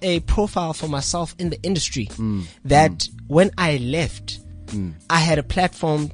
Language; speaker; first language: English; non-native, local second language; Zulu